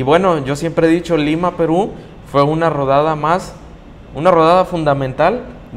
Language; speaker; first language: Spanish; native; Spanish